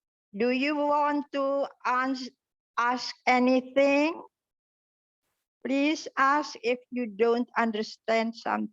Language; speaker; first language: English; non-native, fluent; Indonesian